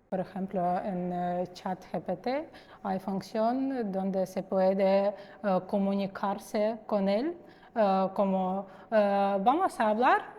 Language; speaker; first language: Spanish; non-native, fluent; Russian